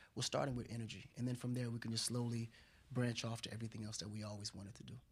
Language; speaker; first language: English; non-native, fluent; Wolof